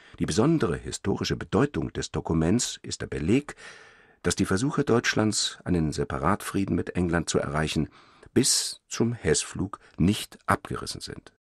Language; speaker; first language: German; native; German